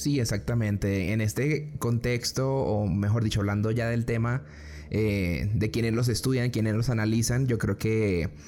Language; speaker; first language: Spanish; native; Spanish